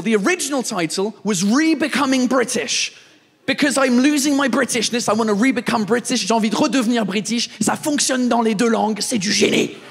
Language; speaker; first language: French; non-native, fluent; English